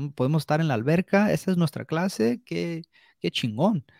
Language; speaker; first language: Spanish; early bilingual, heritage; Spanish